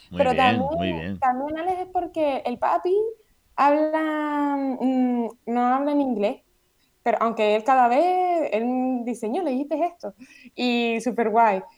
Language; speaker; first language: Spanish; native; Spanish